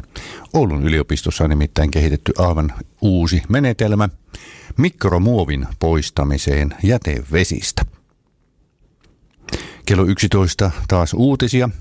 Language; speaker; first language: Finnish; native; Finnish